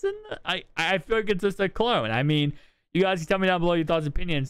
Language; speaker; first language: English; native; English